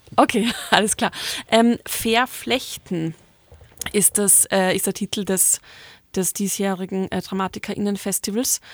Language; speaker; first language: German; native; German